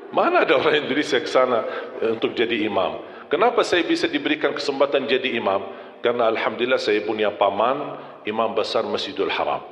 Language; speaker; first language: Malay; non-native, fluent; Arabic